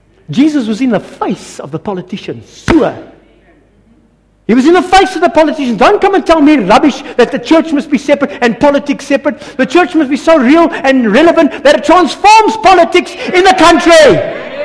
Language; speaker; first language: English; non-native, local second language; Afrikaans